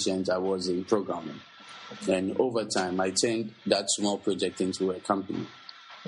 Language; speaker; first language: English; non-native, local second language; Akan